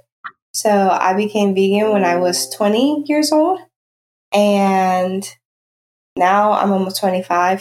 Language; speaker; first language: English; native; English